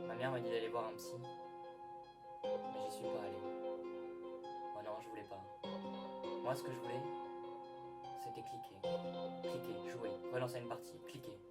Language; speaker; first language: French; native; French